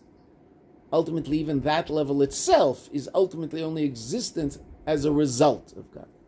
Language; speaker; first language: English; native; English